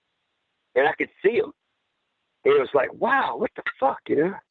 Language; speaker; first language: English; native; English